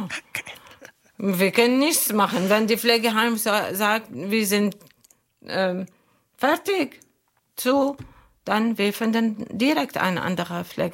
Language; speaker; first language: German; non-native, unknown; Arabic